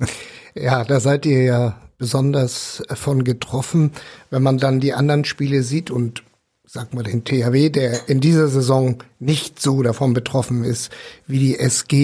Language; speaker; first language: German; native; German